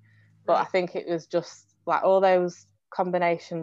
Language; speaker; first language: English; native; English